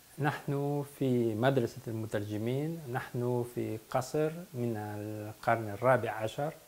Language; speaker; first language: Arabic; non-native, fluent; Spanish